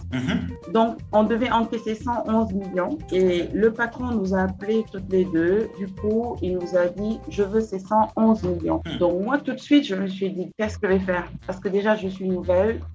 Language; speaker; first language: French; non-native, local second language; Wolof